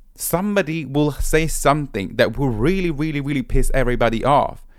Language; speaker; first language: English; non-native, fluent; Italian